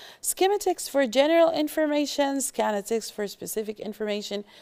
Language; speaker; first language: English; non-native, fluent; Arabic